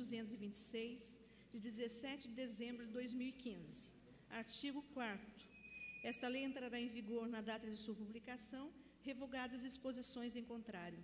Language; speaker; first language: Portuguese; native; Portuguese